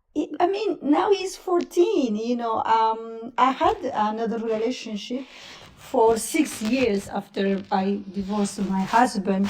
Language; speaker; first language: English; non-native, fluent; Italian